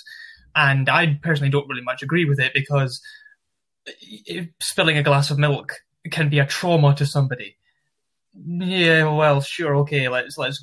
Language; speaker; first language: English; native; English